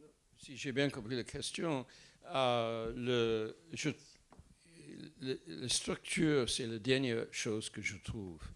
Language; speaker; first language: French; non-native, fluent; English